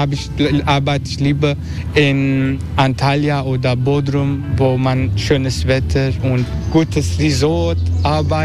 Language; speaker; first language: German; non-native, learner; Turkish